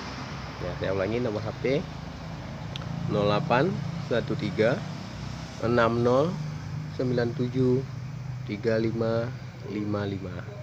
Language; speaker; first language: Indonesian; native; Indonesian